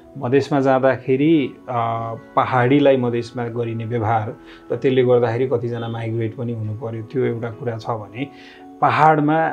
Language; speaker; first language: Nepali; non-native, local second language; Maithili